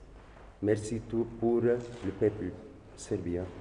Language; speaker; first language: French; non-native, local second language; Arabic